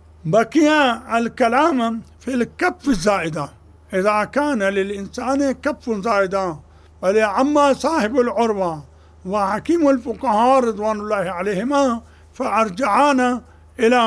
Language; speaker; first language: Arabic; non-native, fluent; Urdu